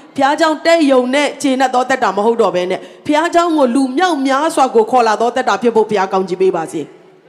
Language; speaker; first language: Burmese; non-native, local second language; Tedim Chin